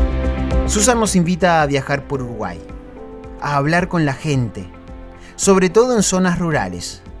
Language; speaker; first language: Spanish; native; Spanish